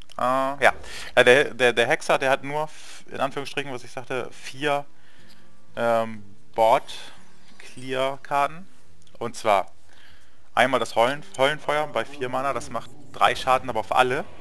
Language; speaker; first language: German; native; German